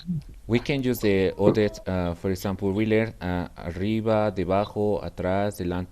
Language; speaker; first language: English; non-native, learner; Spanish